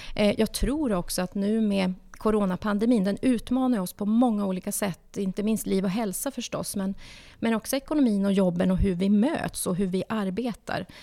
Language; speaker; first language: Swedish; native; Swedish